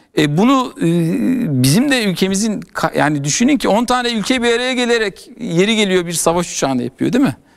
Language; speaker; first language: Turkish; native; Turkish